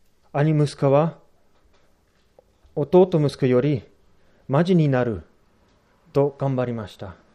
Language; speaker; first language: Japanese; non-native, fluent; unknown